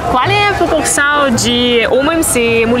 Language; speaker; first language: Portuguese; non-native, learner; Russian